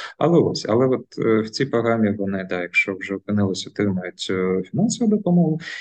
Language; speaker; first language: Ukrainian; non-native, local second language; Russian